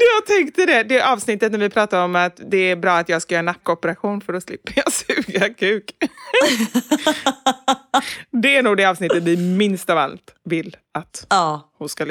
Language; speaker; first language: Swedish; native; Swedish